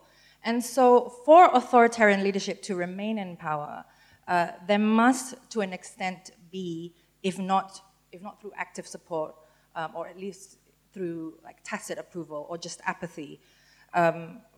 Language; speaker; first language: English; native; English